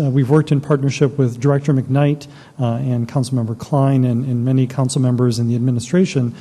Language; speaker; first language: English; native; English